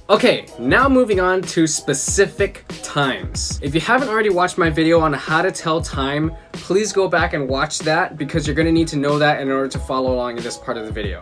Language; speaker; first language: English; native; English